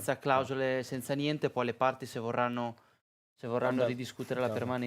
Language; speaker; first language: Italian; native; Italian